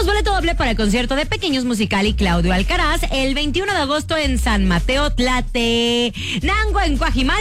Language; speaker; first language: Spanish; native; Spanish